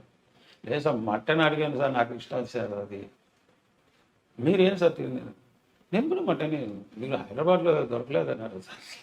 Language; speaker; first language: Telugu; non-native, local second language; Tamil